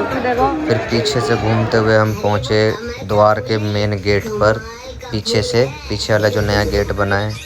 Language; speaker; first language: Hindi; native; Hindi